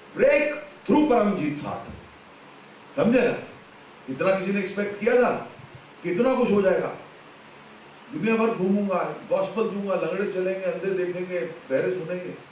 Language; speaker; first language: Hindi; non-native, local second language; Punjabi